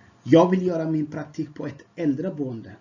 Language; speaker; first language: Swedish; non-native, fluent; Tigrinya